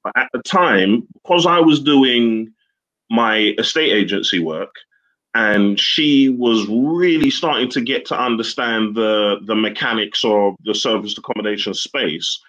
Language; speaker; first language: English; native; English